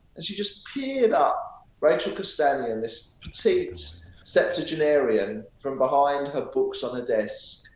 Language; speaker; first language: English; native; English